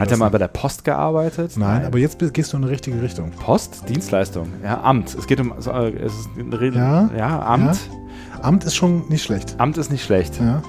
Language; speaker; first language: German; native; German